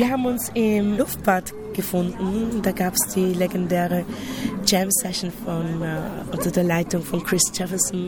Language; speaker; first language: German; native; German